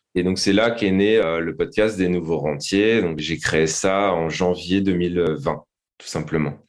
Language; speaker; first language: French; native; French